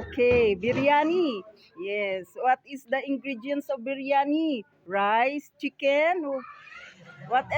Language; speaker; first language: English; non-native, learner; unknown